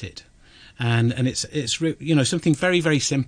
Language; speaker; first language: English; native; English